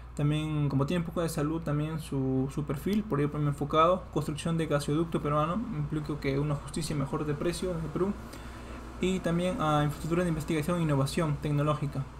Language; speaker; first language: Spanish; native; Spanish